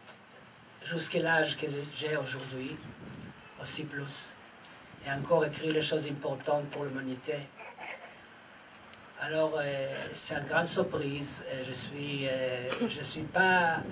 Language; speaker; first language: French; non-native, fluent; Hebrew